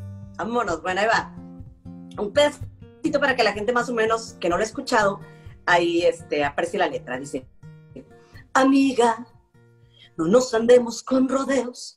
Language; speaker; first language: Spanish; native; Spanish